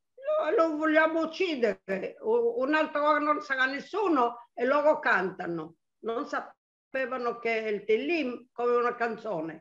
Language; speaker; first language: Italian; non-native, local second language; Arabic